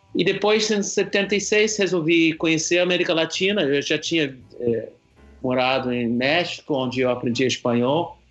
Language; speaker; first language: Portuguese; non-native, fluent; English